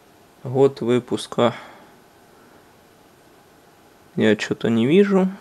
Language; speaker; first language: Russian; non-native, local second language; Ukrainian